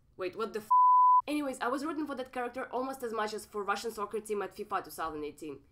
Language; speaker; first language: English; non-native, fluent; Russian